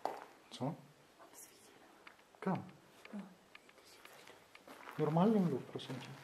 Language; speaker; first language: Czech; non-native, learner; Greek